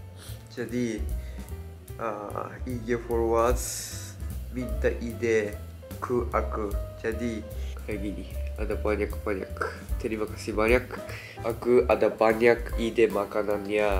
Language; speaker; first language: Indonesian; non-native, learner; Japanese